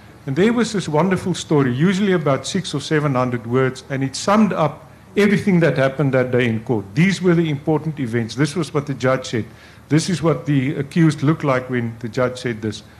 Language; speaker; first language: English; non-native, local second language; Afrikaans